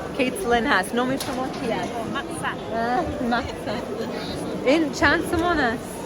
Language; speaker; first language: Persian; non-native, learner; English